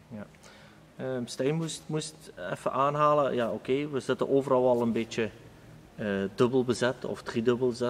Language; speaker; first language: Dutch; native; Dutch